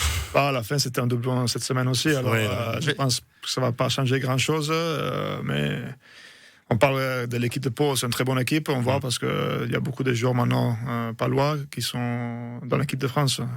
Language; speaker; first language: French; non-native, fluent; Italian